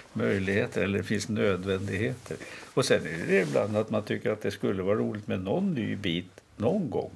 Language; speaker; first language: Swedish; native; Swedish